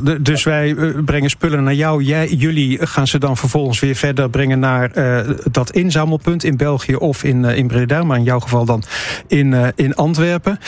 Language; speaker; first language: Dutch; native; Dutch